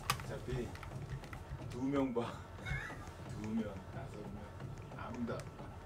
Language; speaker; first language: Korean; native; Korean